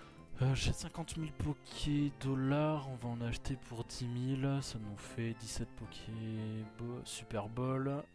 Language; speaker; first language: French; native; French